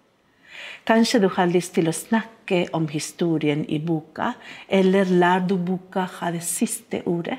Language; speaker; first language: Norwegian; non-native, fluent; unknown